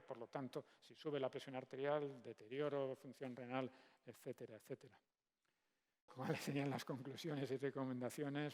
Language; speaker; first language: Spanish; native; Spanish